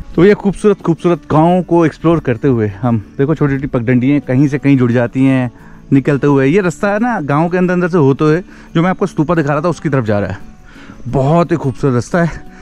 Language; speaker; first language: Hindi; native; Hindi